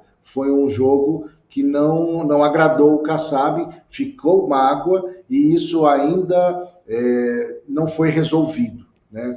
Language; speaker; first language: Portuguese; native; Portuguese